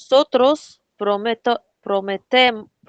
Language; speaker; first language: Spanish; non-native, learner; Arabic